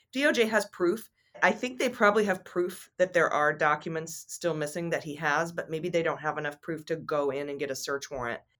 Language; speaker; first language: English; native; English